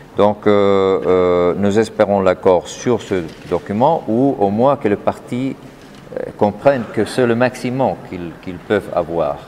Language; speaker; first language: French; non-native, fluent; Spanish